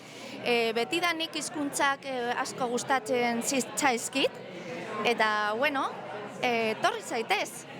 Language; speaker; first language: Basque; non-native, learner; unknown